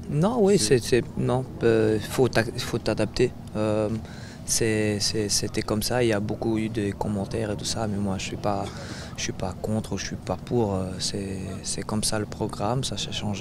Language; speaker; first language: French; non-native, fluent; Dutch